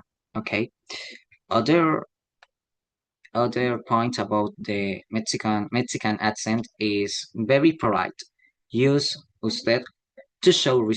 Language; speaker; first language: English; non-native, learner; Spanish